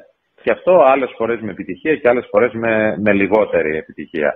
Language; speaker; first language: Greek; native; Greek